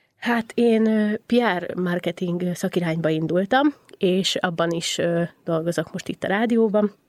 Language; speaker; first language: Hungarian; native; Hungarian